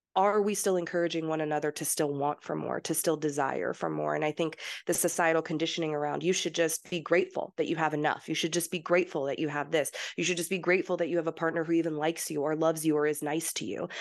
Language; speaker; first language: English; early bilingual, heritage; English